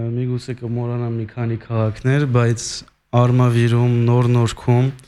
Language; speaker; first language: Armenian; native; Armenian